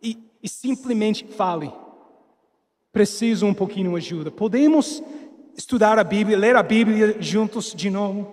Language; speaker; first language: Portuguese; non-native, fluent; English